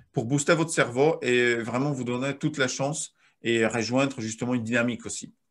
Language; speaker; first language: French; non-native, fluent; Polish